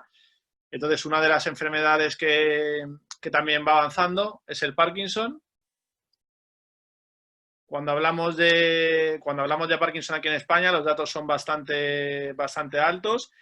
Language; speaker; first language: Spanish; native; Spanish